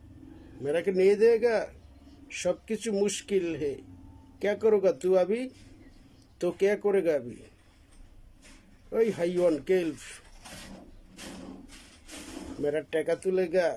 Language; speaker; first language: Hindi; non-native, learner; Bangla